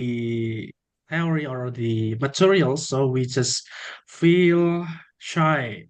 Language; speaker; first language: English; non-native, learner; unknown